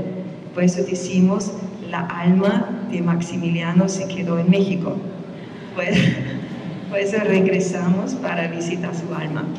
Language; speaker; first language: Spanish; non-native, fluent; German